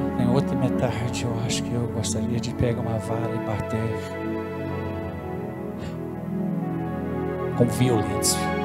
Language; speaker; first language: Portuguese; non-native, fluent; English